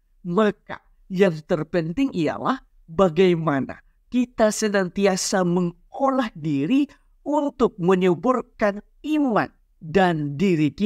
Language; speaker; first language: Indonesian; native; Indonesian